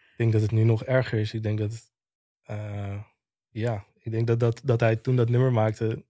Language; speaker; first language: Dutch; early bilingual, other home language; Turkish